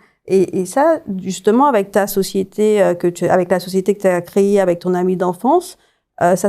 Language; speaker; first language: French; native; French